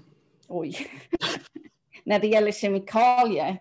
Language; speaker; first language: Swedish; non-native, fluent; German